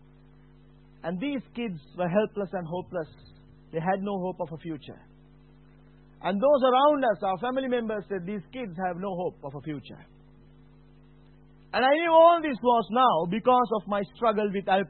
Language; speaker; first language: English; non-native, local second language; Sinhala